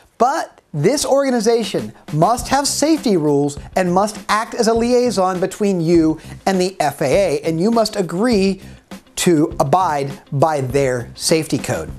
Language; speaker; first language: English; native; English